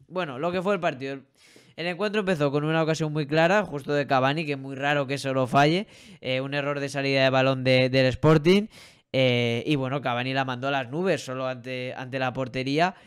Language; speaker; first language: Spanish; native; Spanish